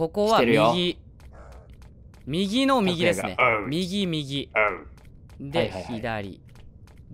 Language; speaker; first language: Japanese; native; Japanese